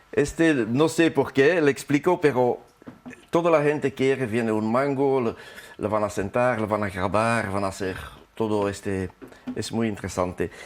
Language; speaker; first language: Spanish; non-native, fluent; French